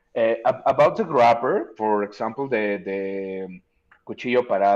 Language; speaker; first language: English; non-native, learner; Spanish